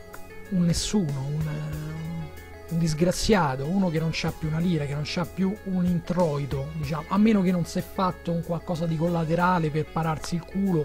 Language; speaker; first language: Italian; native; Italian